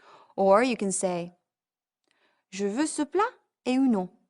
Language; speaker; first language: French; non-native, fluent; English